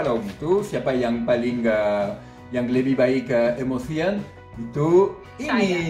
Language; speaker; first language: Indonesian; non-native, fluent; French